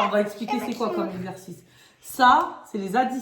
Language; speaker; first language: French; native; French